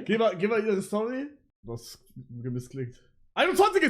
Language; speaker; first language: German; native; German